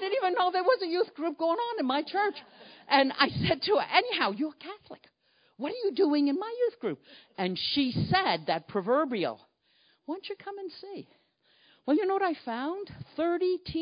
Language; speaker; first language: English; native; English